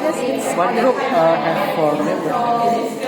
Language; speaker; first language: English; non-native, learner; Indonesian